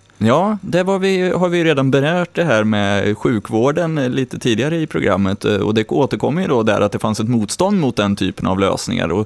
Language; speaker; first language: Swedish; native; Swedish